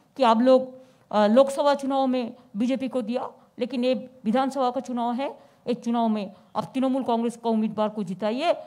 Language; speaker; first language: Hindi; non-native, local second language; Bangla